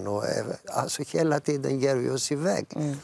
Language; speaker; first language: Swedish; non-native, fluent; Greek